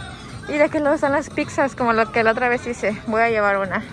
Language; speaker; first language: Spanish; native; Spanish